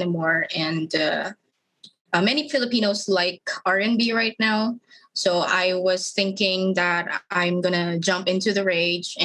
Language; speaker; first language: English; non-native, local second language; Filipino